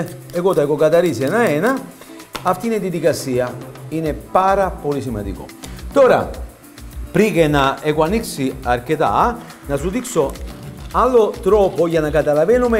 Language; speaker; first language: Greek; non-native, fluent; Italian